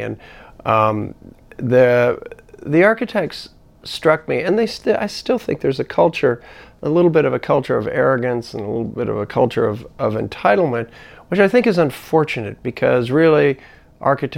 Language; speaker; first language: English; native; English